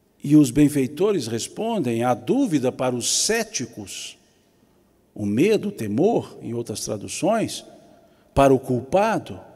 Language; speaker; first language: Portuguese; native; Portuguese